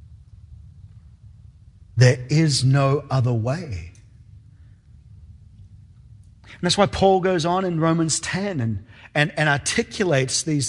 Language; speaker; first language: English; native; English